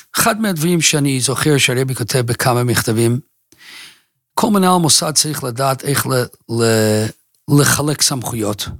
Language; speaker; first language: Hebrew; non-native, fluent; English